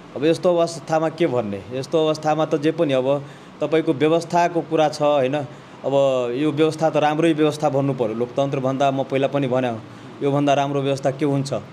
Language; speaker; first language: Nepali; non-native, local second language; Maithili